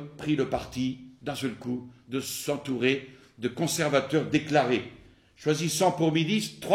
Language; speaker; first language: French; native; French